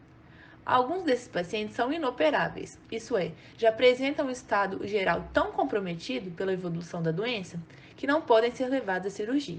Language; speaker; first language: Portuguese; native; Portuguese